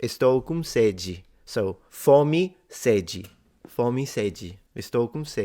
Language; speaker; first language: Portuguese; non-native, learner; Italian